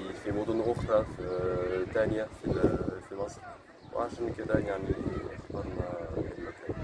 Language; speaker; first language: Arabic; non-native, fluent; French